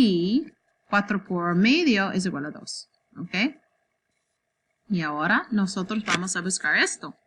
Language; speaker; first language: Spanish; non-native, learner; English